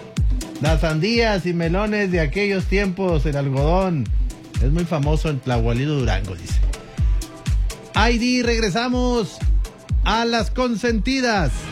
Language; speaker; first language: Spanish; native; Spanish